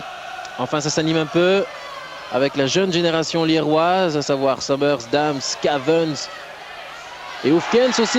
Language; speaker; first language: French; native; French